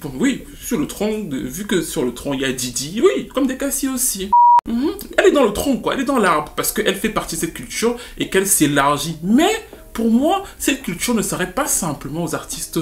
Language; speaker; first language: French; native; French